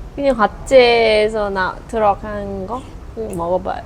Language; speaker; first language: Korean; non-native, learner; Vietnamese